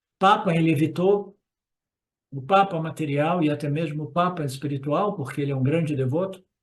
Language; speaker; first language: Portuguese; non-native, fluent; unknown